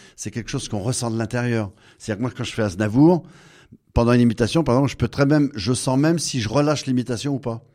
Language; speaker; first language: French; native; French